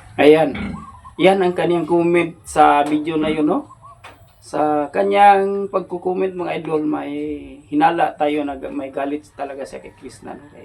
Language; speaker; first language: Filipino; non-native, local second language; Cebuano